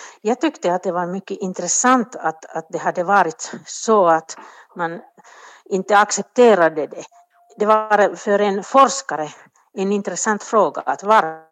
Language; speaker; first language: Swedish; non-native, local second language; Finnish